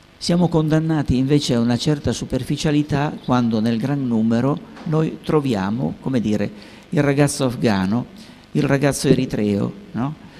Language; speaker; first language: Italian; native; Italian